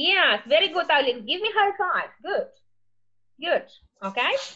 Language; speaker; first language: English; non-native, fluent; Russian